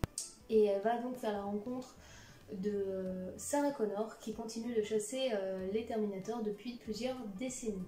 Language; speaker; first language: French; native; French